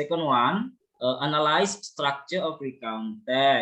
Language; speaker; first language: English; non-native, learner; Indonesian